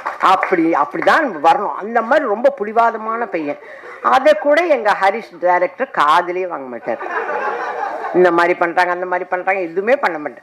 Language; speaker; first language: Tamil; native; Tamil